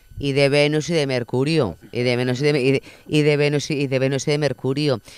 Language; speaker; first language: Spanish; non-native, local second language; Catalan